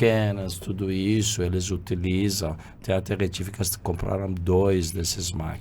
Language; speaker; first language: Portuguese; non-native, fluent; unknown